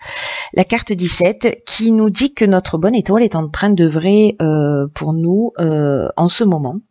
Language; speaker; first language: French; native; French